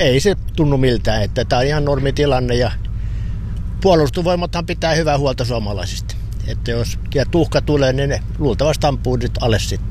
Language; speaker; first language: Finnish; native; Finnish